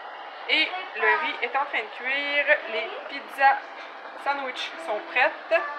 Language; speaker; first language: French; native; French